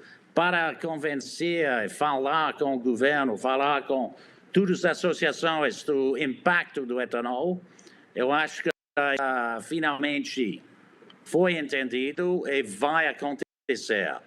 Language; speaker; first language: Portuguese; non-native, fluent; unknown